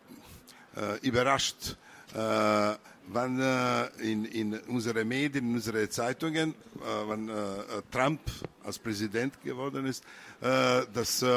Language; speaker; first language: German; non-native, learner; Serbian